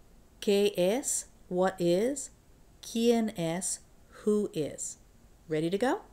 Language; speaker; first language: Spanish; non-native, fluent; English